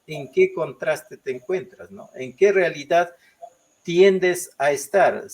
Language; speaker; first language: Spanish; non-native, local second language; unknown